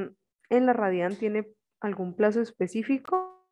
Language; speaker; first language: Spanish; native; Spanish